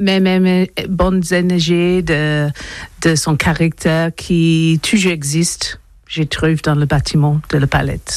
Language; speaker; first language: French; non-native, learner; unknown